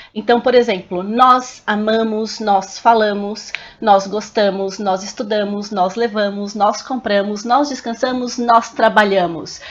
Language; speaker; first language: Portuguese; native; Portuguese